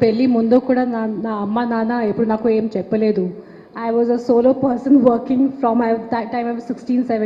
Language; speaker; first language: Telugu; non-native, local second language; Hindi